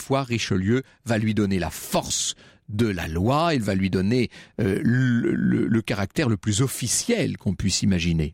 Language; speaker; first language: French; native; French